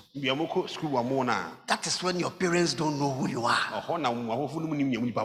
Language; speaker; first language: English; non-native, local second language; Ga